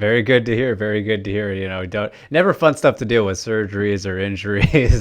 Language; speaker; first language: English; native; English